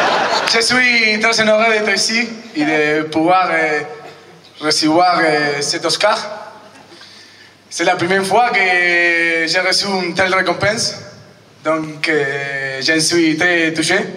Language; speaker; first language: French; non-native, fluent; Spanish